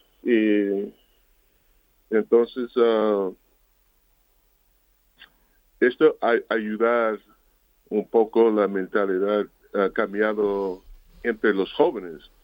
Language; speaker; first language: Spanish; non-native, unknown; English